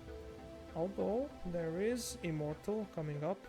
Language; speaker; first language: English; non-native, fluent; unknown